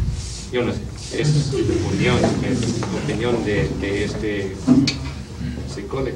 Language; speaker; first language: Spanish; non-native, learner; English